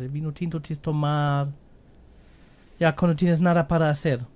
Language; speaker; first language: Spanish; non-native, fluent; German